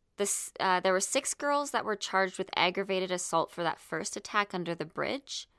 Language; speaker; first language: English; native; English